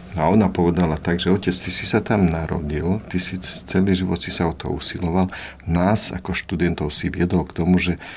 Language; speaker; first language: Slovak; native; Slovak